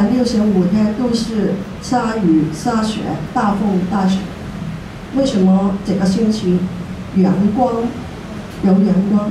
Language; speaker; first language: Chinese; non-native, local second language; Cantonese